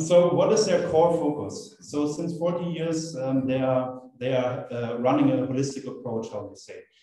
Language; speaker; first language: English; non-native, fluent; German